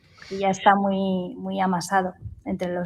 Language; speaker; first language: Spanish; native; Spanish